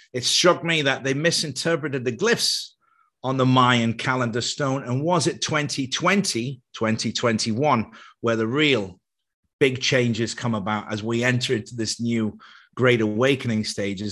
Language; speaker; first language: English; native; English